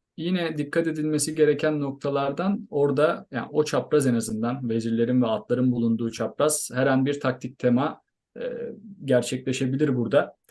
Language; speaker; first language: Turkish; native; Turkish